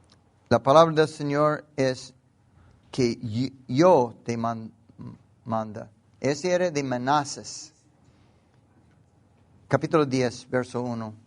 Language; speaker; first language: Spanish; non-native, learner; English